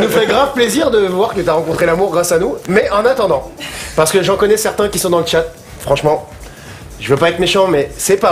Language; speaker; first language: French; native; French